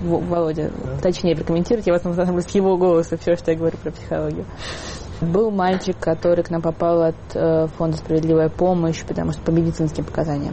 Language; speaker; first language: Russian; native; Russian